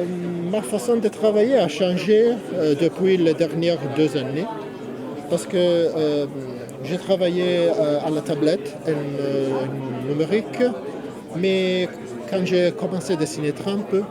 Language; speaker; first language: French; non-native, fluent; Italian